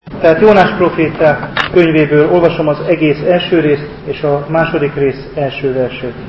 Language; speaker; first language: Hungarian; native; Hungarian